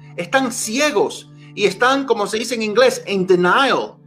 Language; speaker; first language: Spanish; early bilingual, heritage; Spanish